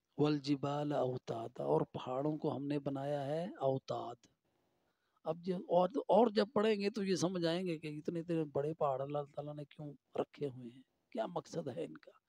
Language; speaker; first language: Urdu; non-native, local second language; Punjabi